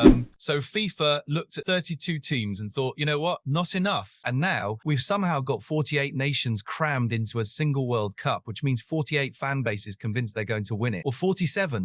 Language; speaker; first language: English; native; English